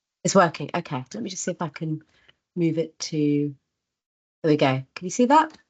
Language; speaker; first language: English; native; English